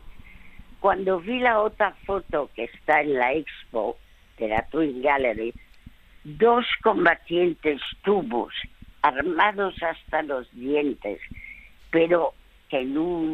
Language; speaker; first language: Spanish; early bilingual, other home language; French